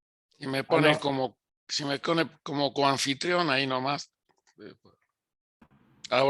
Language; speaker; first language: Spanish; native; Spanish